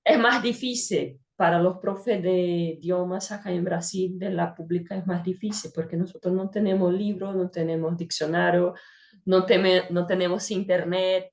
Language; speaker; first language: Spanish; non-native, fluent; Portuguese